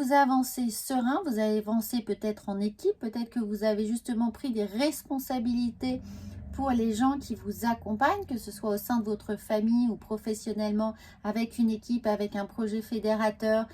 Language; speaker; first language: French; native; French